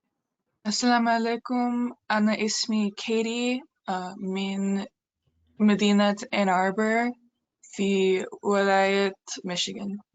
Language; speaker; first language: Arabic; non-native, learner; English